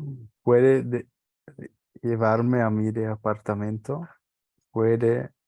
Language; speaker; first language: Spanish; non-native, learner; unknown